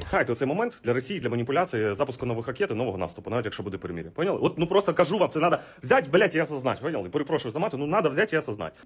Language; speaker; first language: Ukrainian; non-native, local second language; Russian